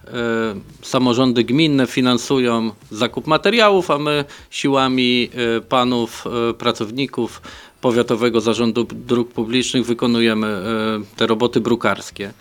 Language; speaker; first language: Polish; native; Polish